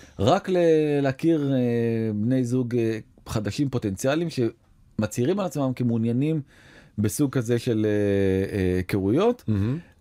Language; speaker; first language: Hebrew; native; Hebrew